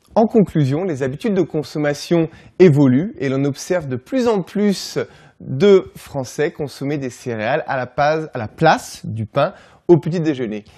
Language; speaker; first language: French; native; French